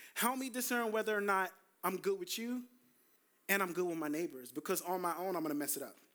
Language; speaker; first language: English; native; English